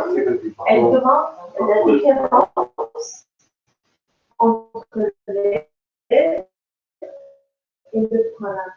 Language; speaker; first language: French; non-native, learner; Russian